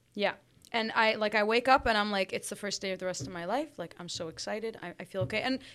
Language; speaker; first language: English; early bilingual, other home language; Arabic